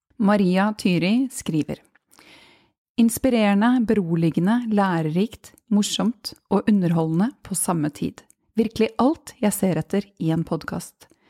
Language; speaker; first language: Norwegian; native; Norwegian